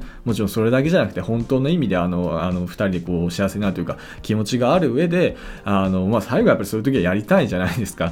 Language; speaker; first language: Japanese; native; Japanese